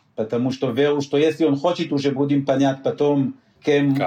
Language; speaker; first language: Russian; non-native, learner; Hebrew